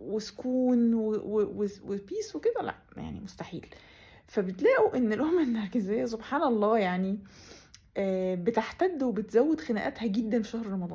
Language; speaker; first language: Arabic; native; Arabic